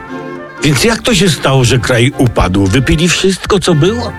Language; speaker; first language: Polish; native; Polish